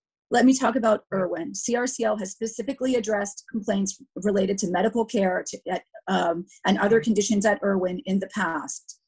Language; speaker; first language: English; native; English